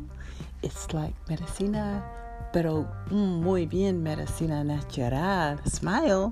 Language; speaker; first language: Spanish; non-native, learner; English